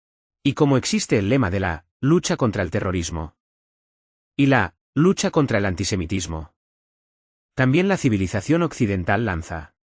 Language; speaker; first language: Spanish; non-native, fluent; Arabic